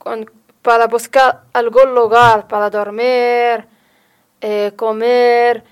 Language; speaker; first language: Spanish; non-native, learner; Arabic